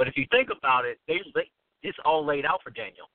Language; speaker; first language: English; native; English